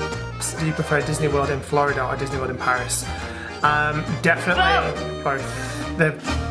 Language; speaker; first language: English; native; English